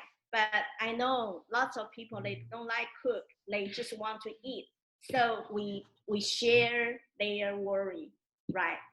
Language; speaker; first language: English; non-native, learner; Chinese